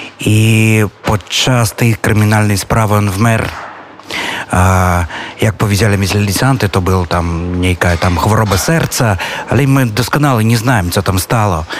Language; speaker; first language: Polish; non-native, learner; Belarusian